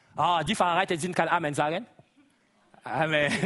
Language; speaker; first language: German; non-native, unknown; Lingala